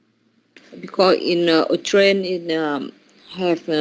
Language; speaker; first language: English; non-native, learner; Vietnamese